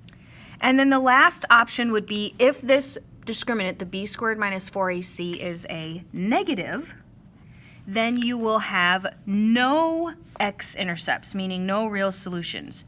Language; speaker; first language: English; native; English